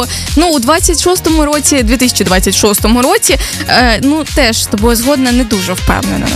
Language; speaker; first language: Ukrainian; native; Ukrainian